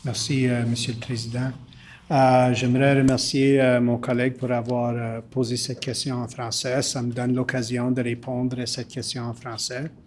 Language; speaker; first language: French; early bilingual, heritage; French